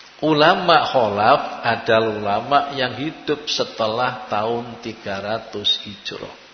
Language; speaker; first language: Indonesian; non-native, local second language; Javanese